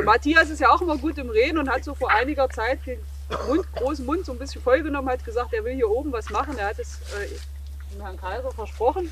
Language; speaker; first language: German; native; German